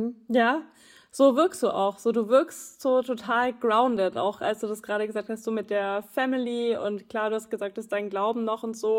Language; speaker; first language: German; native; German